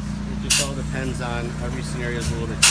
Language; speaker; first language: English; native; English